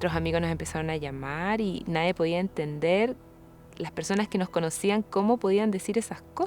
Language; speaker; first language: Spanish; native; Spanish